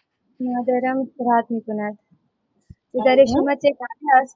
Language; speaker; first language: Persian; non-native, learner; Urdu